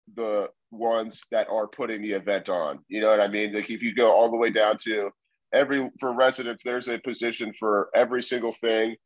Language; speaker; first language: English; native; English